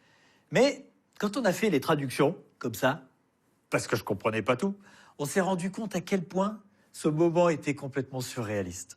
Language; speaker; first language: French; native; French